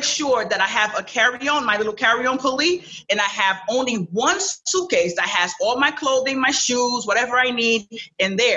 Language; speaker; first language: English; early bilingual, other home language; Haitian Creole